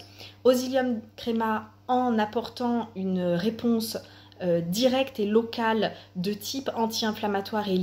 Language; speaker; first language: French; non-native, fluent; Italian